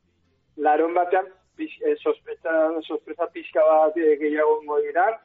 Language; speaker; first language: Basque; native; Basque